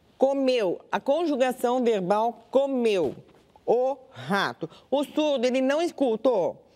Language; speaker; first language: Portuguese; non-native, local second language; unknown